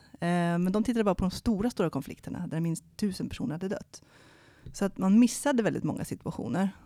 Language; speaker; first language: Swedish; native; Swedish